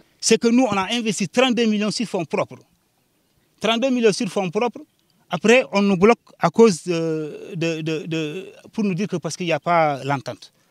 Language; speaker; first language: French; non-native, local second language; Jola-Fonyi